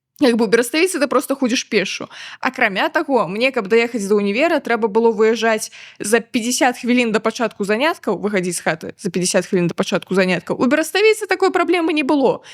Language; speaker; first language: Belarusian; native; Belarusian